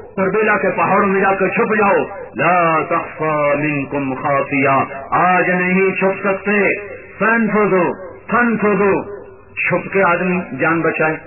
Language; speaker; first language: Urdu; non-native, local second language; Punjabi